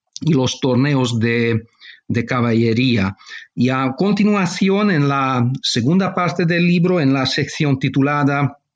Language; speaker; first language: Spanish; non-native, fluent; Hungarian